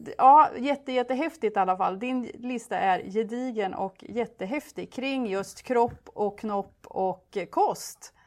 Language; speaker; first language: Swedish; native; Swedish